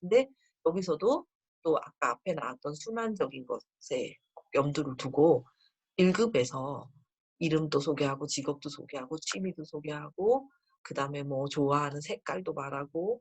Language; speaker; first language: Korean; native; Korean